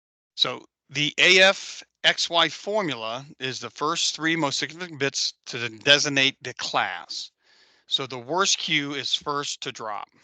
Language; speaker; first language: English; native; English